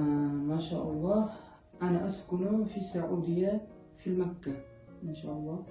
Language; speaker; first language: Arabic; non-native, fluent; Uzbek